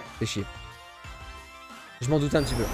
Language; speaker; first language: French; native; French